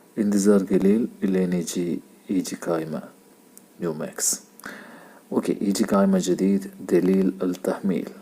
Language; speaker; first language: Arabic; non-native, learner; Malayalam